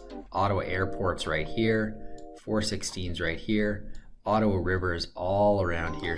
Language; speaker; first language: English; native; English